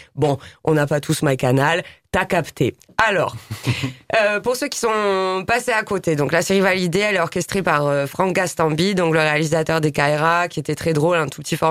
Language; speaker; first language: French; native; French